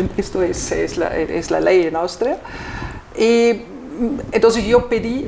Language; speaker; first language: Spanish; non-native, fluent; German